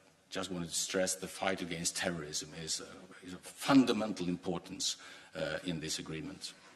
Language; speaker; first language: English; non-native, fluent; Swedish